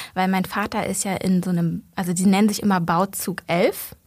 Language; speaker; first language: German; early bilingual, other home language; Vietnamese